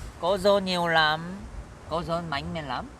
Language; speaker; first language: Vietnamese; non-native, learner; Korean